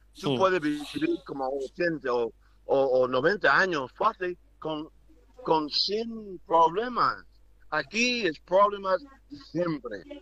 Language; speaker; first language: Spanish; non-native, learner; English